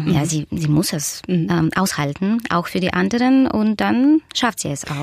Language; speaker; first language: German; non-native, fluent; Russian